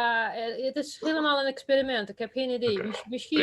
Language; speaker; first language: Dutch; non-native, fluent; Russian